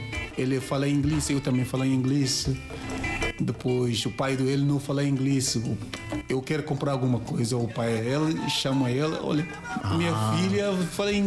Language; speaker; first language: Portuguese; non-native, learner; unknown